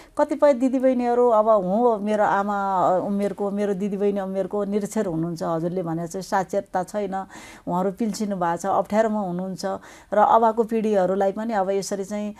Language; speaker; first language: Nepali; native; Nepali